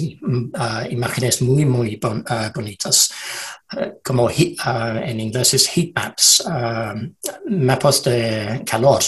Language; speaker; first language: Spanish; non-native, learner; English